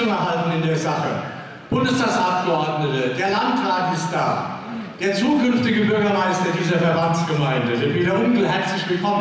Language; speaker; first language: German; native; German